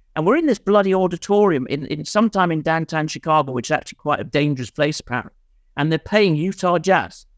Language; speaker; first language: English; native; English